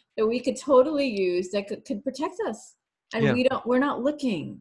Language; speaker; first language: English; native; English